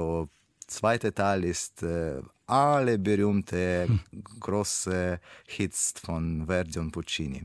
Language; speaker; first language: German; non-native, learner; Russian